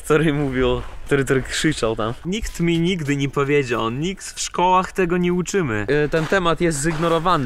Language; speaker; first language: Polish; non-native, learner; Russian